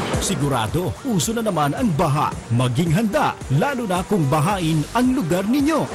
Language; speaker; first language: Filipino; native; Filipino